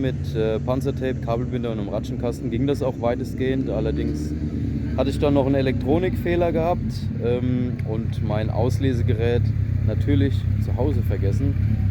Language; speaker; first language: German; native; German